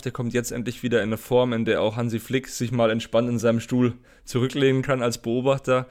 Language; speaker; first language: German; native; German